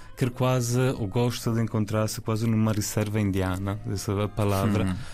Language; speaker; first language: Portuguese; non-native, fluent; Italian